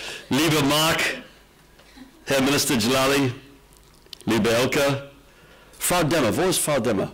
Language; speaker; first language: German; non-native, learner; English